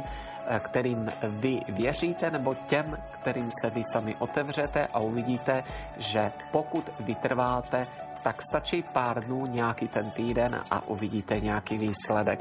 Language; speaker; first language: Czech; native; Czech